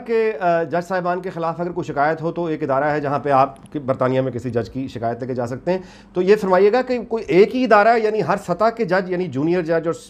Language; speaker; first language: Urdu; native; Urdu